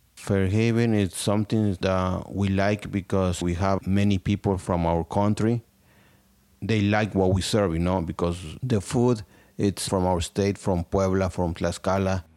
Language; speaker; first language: English; non-native, learner; Spanish